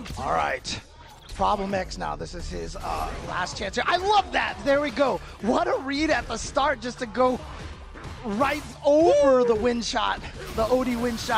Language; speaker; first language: English; native; English